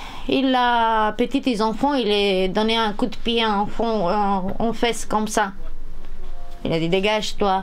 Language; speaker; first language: French; non-native, learner; Romanian